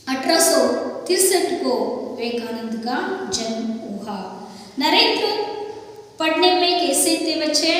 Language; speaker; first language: Hindi; non-native, local second language; Kannada